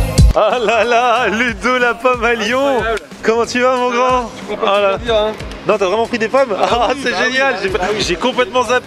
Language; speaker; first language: French; native; French